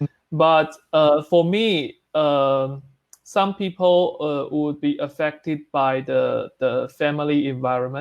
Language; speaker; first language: English; non-native, learner; Chinese